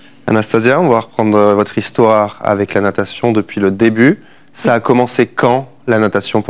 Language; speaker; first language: French; native; French